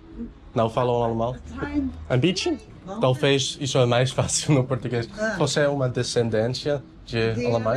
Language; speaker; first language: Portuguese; non-native, learner; Dutch